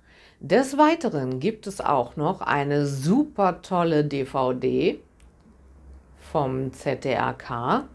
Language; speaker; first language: German; native; German